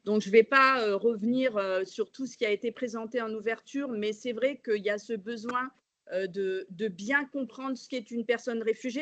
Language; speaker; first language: French; native; French